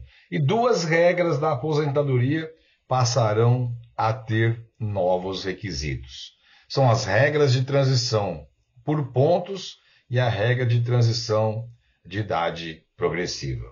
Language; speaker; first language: Portuguese; native; Portuguese